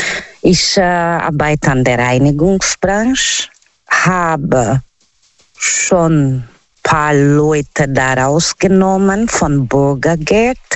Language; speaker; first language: German; non-native, learner; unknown